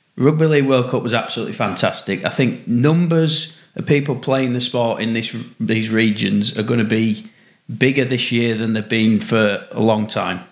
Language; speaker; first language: English; native; English